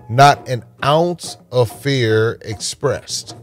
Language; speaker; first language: English; native; English